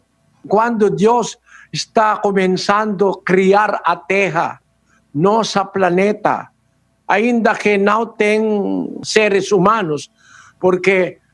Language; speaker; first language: Portuguese; non-native, learner; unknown